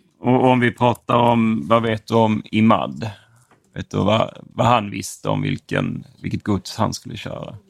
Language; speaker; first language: Swedish; native; Swedish